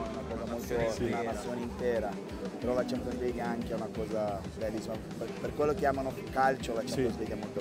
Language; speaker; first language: Italian; non-native, fluent; Portuguese